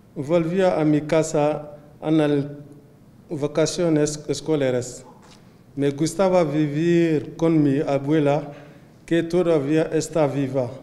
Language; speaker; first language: Spanish; non-native, learner; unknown